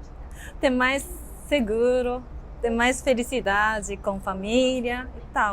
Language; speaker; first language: Portuguese; non-native, learner; Japanese